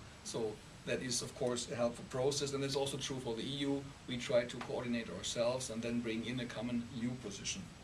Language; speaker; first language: English; non-native, fluent; German